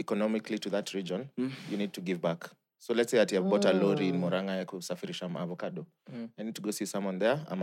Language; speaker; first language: English; non-native, local second language; Swahili